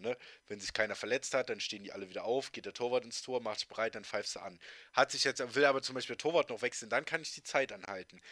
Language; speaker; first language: German; native; German